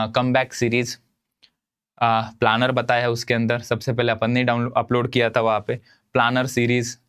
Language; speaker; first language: Hindi; non-native, local second language; Marathi